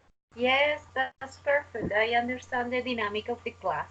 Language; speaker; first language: English; non-native, learner; Spanish